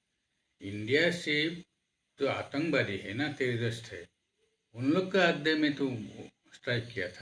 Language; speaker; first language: Hindi; non-native, local second language; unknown